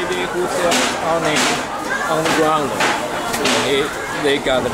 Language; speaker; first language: English; non-native, learner; Chinese